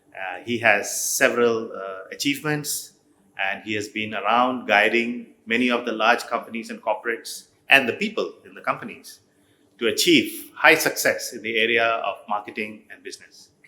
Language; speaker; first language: English; non-native, fluent; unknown